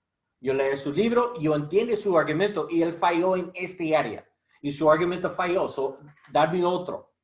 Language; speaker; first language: Spanish; non-native, learner; English